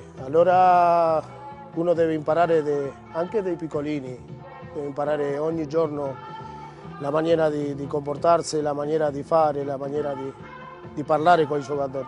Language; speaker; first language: Italian; non-native, fluent; Spanish